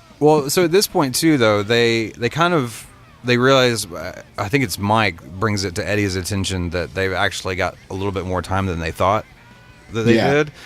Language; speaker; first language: English; native; English